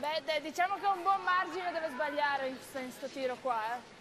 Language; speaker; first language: Italian; native; Italian